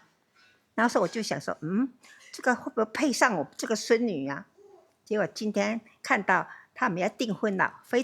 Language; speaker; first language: Chinese; early bilingual, heritage; Chinese